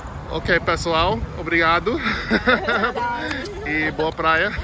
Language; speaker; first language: Portuguese; non-native, learner; English